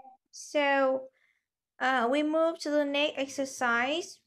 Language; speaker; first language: English; non-native, fluent; Vietnamese